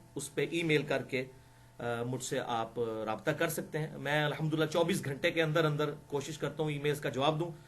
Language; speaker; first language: Urdu; non-native, local second language; Punjabi